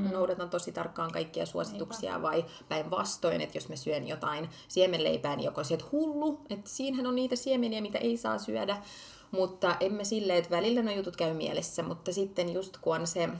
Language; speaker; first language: Finnish; early bilingual, other home language; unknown